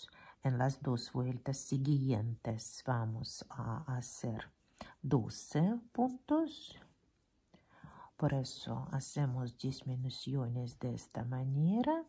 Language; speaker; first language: Spanish; non-native, fluent; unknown